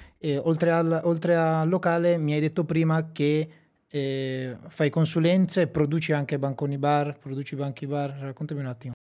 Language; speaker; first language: Italian; native; Italian